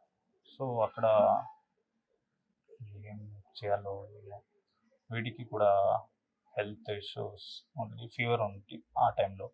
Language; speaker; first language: Telugu; non-native, local second language; Kannada